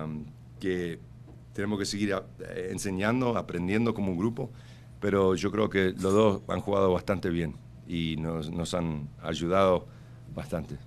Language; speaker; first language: Spanish; early bilingual, heritage; Spanish